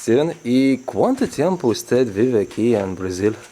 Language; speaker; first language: Spanish; non-native, local second language; English